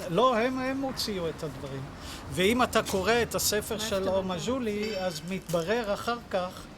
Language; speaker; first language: Hebrew; non-native, fluent; Dutch